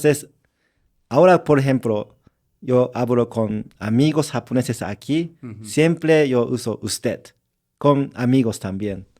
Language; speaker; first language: Spanish; non-native, learner; Japanese